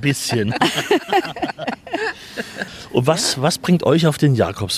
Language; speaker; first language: German; native; German